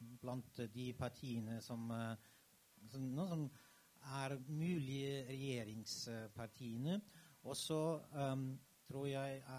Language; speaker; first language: Norwegian; non-native, fluent; German